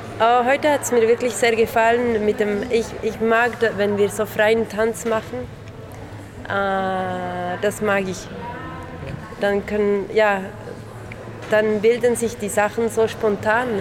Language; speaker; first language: German; non-native, local second language; French